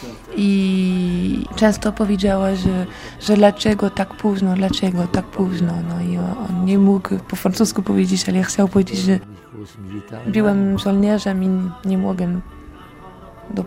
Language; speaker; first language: Polish; non-native, learner; French